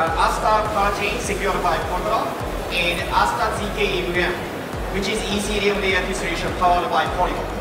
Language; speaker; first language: English; non-native, fluent; Japanese